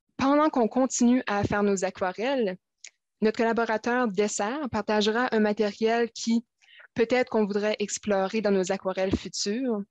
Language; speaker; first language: French; native; French